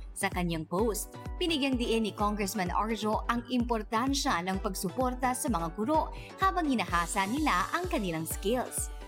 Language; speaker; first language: Filipino; native; Filipino